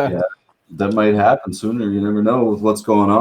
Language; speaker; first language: English; native; English